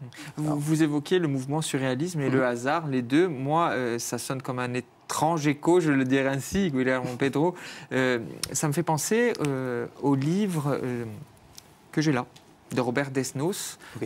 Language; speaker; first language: French; native; French